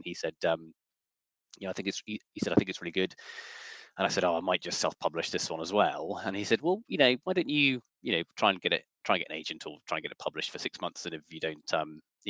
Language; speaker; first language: English; native; English